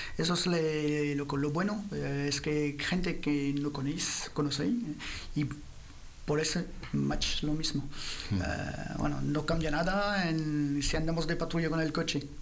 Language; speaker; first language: Spanish; non-native, learner; French